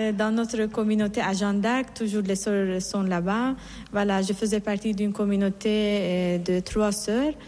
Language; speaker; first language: French; non-native, fluent; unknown